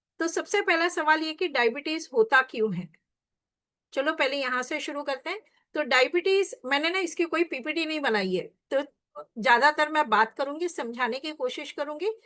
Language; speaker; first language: Hindi; non-native, local second language; Marathi